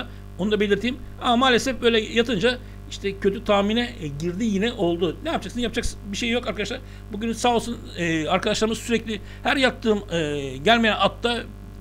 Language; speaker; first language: Turkish; native; Turkish